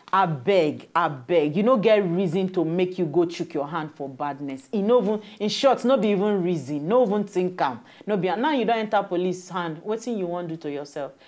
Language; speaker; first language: Nigerian Pidgin; native; Nigerian Pidgin